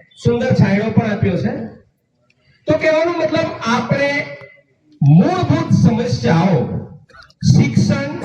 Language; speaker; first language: Gujarati; non-native, local second language; Rathawi